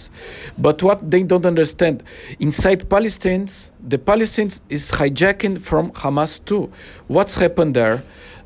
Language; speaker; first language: English; non-native, learner; Portuguese